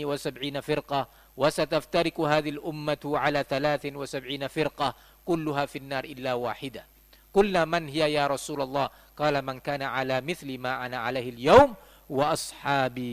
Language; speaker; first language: Arabic; non-native, fluent; Indonesian